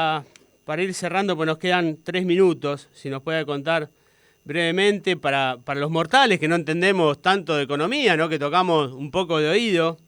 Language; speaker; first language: Spanish; native; Spanish